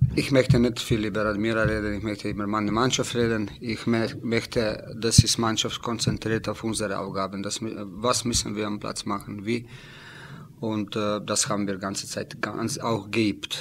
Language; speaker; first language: German; non-native, learner; Slovenian